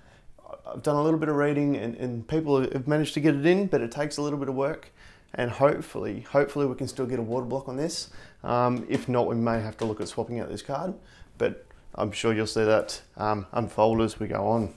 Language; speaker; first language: English; native; English